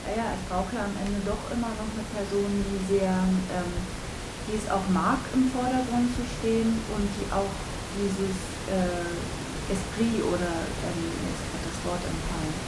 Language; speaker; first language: German; native; German